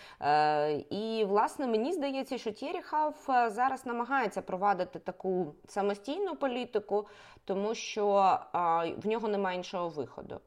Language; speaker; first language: Ukrainian; native; Ukrainian